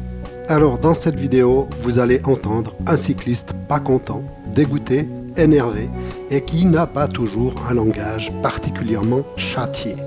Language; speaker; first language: French; native; French